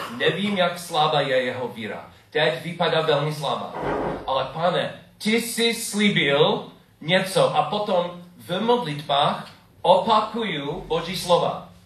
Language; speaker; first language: Czech; non-native, fluent; English